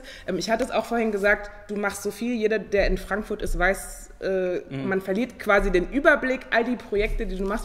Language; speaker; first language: German; native; German